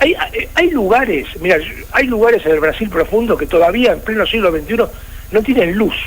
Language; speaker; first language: Spanish; native; Spanish